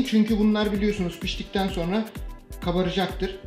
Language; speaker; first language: Turkish; native; Turkish